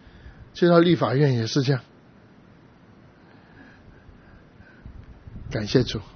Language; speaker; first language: Chinese; native; Chinese